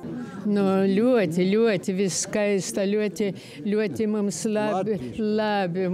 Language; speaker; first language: Latvian; non-native, local second language; Lithuanian